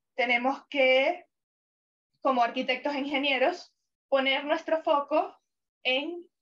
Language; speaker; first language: Spanish; non-native, fluent; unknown